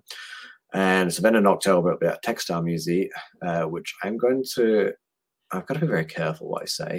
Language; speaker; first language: English; native; English